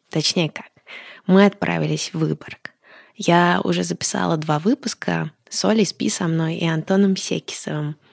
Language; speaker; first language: Russian; native; Russian